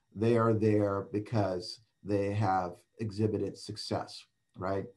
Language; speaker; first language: English; native; English